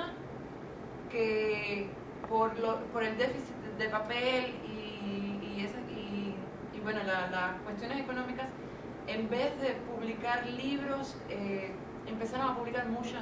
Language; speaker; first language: Spanish; native; Spanish